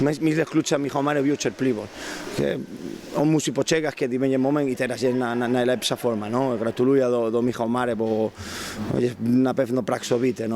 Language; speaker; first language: Polish; non-native, learner; Spanish